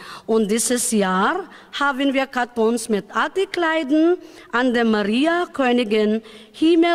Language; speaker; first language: German; non-native, learner; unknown